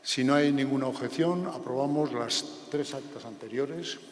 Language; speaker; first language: Spanish; native; Spanish